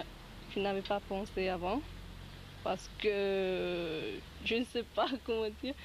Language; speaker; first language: French; early bilingual, other home language; Chinese